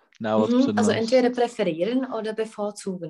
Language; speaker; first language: German; non-native, fluent; Czech